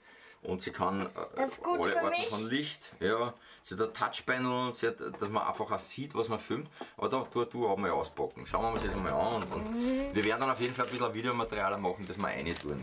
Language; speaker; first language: German; native; German